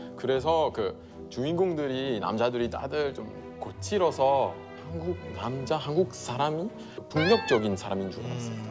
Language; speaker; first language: Korean; non-native, fluent; French